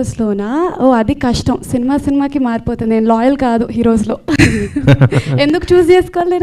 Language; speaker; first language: Telugu; early bilingual, heritage; Telugu